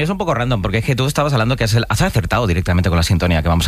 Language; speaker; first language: Spanish; native; Spanish